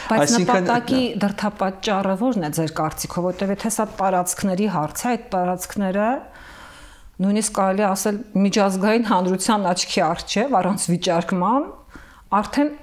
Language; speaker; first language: Armenian; native; Armenian